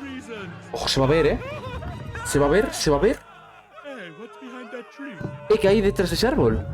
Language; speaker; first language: Spanish; native; Spanish